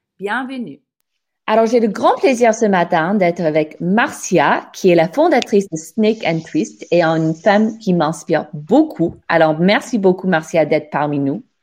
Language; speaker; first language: French; non-native, fluent; English